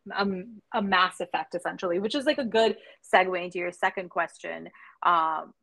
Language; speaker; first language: English; non-native, local second language; Hindi